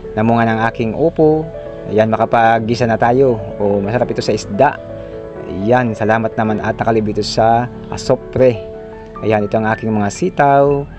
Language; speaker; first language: Filipino; non-native, local second language; Bikol